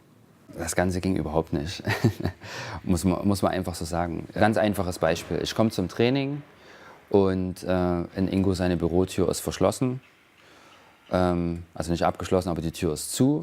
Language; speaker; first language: German; native; German